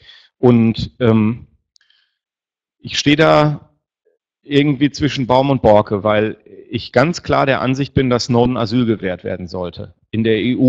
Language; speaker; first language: German; native; German